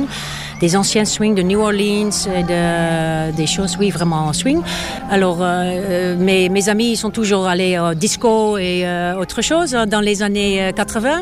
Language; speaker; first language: French; non-native, fluent; Dutch